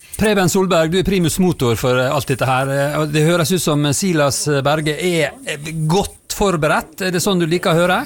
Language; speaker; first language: Norwegian; native; Norwegian